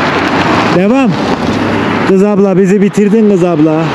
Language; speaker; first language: Turkish; native; Turkish